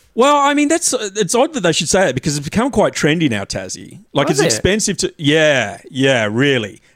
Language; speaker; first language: English; native; English